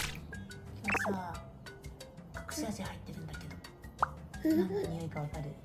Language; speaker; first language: Japanese; native; Japanese